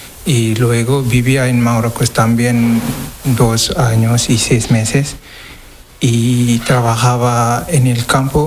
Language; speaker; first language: Spanish; non-native, learner; Wolof